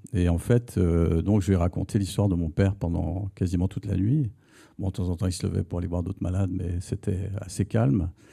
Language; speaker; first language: French; native; French